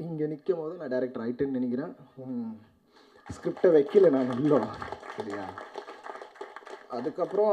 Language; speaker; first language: Tamil; native; Tamil